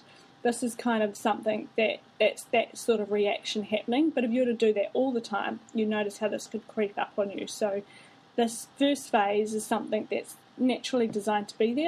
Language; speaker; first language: English; native; English